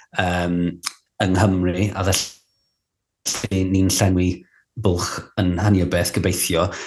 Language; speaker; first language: Welsh; non-native, local second language; English